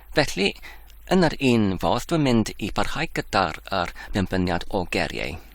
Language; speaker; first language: Welsh; non-native, learner; Dutch